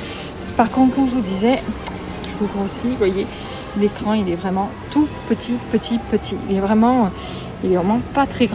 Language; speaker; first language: French; native; French